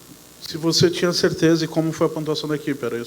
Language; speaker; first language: Portuguese; native; Portuguese